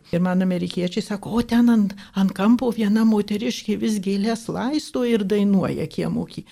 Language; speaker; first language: Lithuanian; early bilingual, heritage; Lithuanian